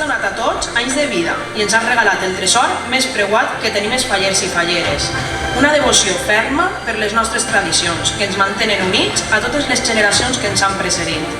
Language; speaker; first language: Catalan; native; Catalan